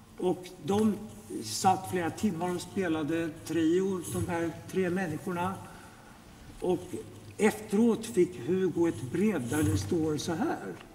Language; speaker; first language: Swedish; native; Swedish